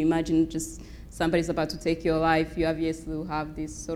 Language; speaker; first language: English; non-native, local second language; Kinyarwanda